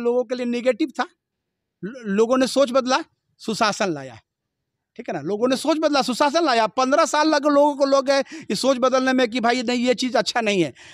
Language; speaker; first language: Hindi; native; Hindi